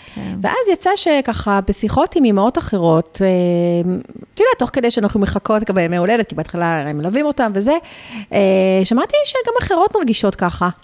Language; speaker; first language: Hebrew; early bilingual, other home language; Spanish